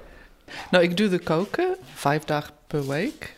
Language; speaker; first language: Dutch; non-native, learner; English